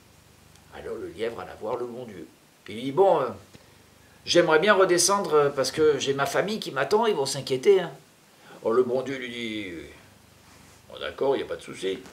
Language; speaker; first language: French; native; French